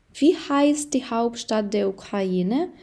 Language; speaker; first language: German; non-native, fluent; Ukrainian